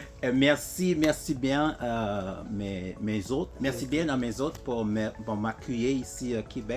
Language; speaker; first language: French; non-native, learner; English